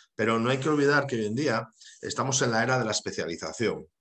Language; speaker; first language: Spanish; native; Spanish